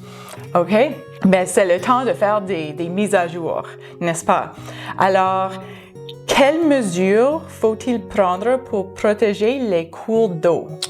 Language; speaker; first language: French; non-native, local second language; English